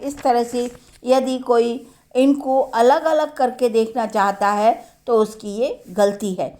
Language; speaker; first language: Hindi; native; Hindi